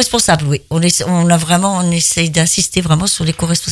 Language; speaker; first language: French; native; French